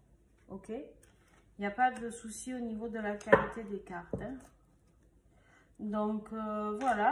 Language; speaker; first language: French; native; French